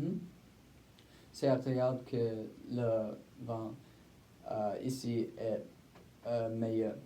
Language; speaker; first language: French; non-native, learner; English